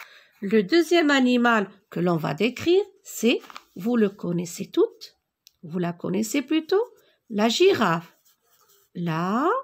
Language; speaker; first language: French; non-native, local second language; Arabic